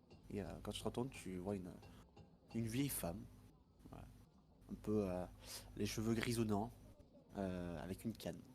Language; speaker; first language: French; native; French